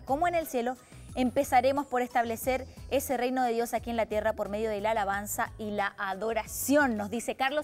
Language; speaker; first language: Spanish; native; Spanish